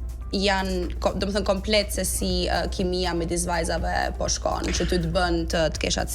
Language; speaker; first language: Albanian; native; Albanian